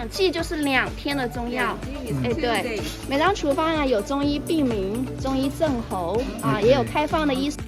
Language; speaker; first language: Chinese; native; Chinese